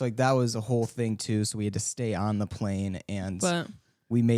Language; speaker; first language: English; native; English